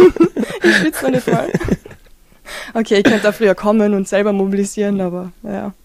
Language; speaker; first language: German; native; German